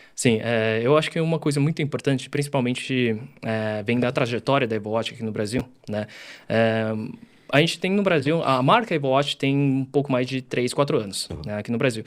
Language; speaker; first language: Portuguese; early bilingual, other home language; Chinese